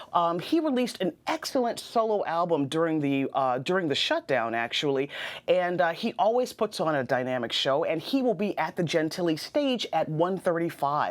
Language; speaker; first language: English; native; English